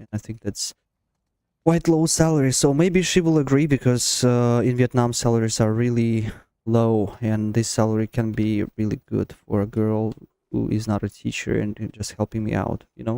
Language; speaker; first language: English; non-native, fluent; Russian